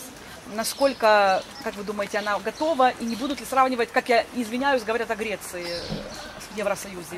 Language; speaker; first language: Russian; native; Russian